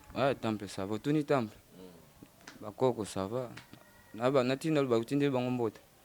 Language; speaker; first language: Lingala; non-native, local second language; Kongo